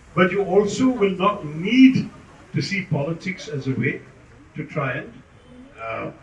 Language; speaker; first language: English; non-native, local second language; Malayalam